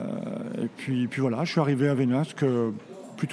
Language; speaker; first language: French; native; French